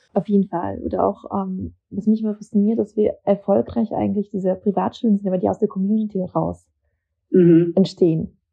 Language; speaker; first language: German; early bilingual, other home language; Russian